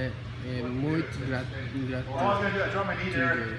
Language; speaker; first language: Portuguese; non-native, learner; English